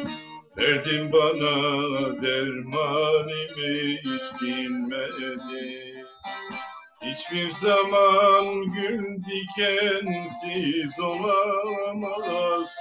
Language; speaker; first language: Turkish; native; Turkish